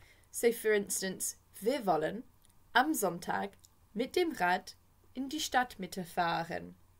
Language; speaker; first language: German; non-native, fluent; English